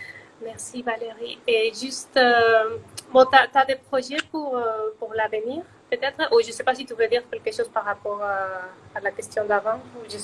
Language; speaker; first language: French; non-native, fluent; Spanish